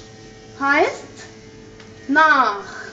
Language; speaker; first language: German; non-native, fluent; Arabic